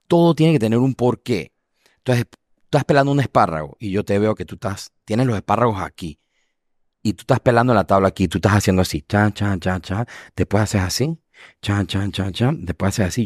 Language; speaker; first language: Spanish; native; Spanish